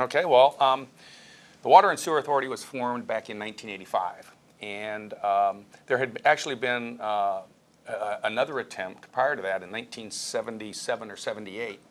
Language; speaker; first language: English; native; English